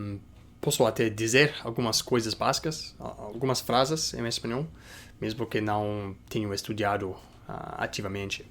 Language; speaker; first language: Portuguese; non-native, fluent; English